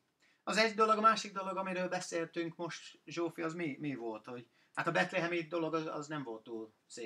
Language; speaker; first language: Hungarian; non-native, fluent; English